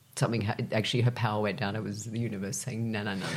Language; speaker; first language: English; native; English